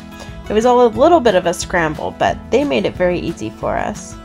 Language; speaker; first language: English; native; English